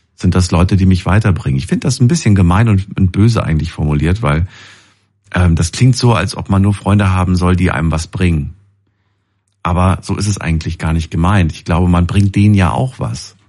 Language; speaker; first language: German; native; German